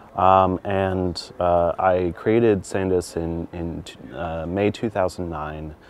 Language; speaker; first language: English; native; English